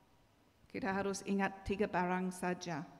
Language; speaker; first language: Indonesian; non-native, learner; English